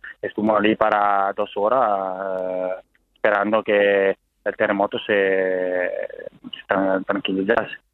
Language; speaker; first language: Spanish; non-native, learner; Italian